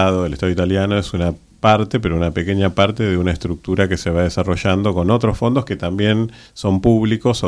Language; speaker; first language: Spanish; native; Spanish